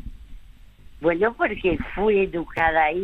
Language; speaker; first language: Spanish; early bilingual, other home language; French